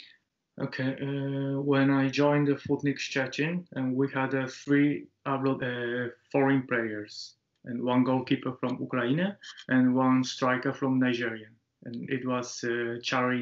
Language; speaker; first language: English; non-native, learner; Japanese